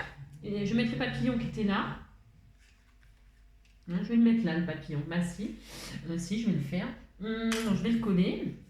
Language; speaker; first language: French; native; French